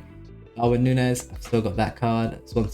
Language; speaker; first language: English; native; English